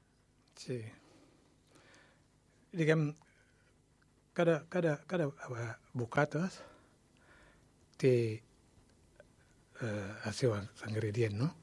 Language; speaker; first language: Catalan; non-native, learner; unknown